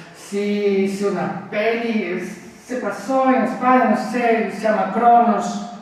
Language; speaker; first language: Spanish; non-native, local second language; Galician